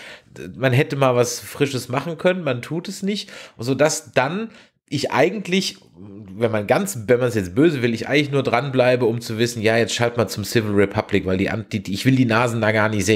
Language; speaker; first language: German; native; German